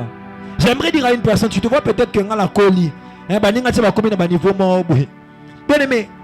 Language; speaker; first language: French; non-native, local second language; Lingala